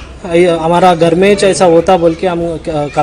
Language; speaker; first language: Hindi; non-native, local second language; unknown